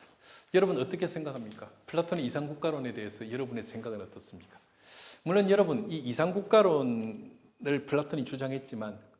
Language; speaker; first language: Korean; native; Korean